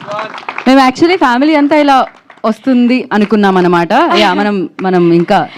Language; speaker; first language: Telugu; native; Telugu